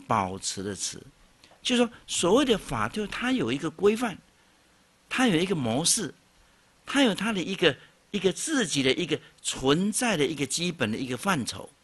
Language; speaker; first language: Chinese; native; Chinese